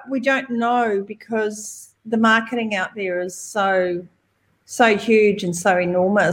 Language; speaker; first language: English; native; English